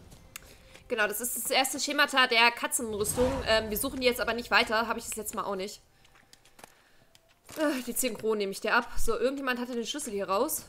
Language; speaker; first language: German; native; German